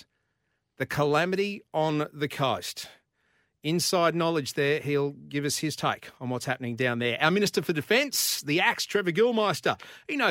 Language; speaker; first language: English; native; English